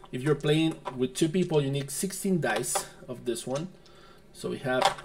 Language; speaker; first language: English; non-native, learner; Spanish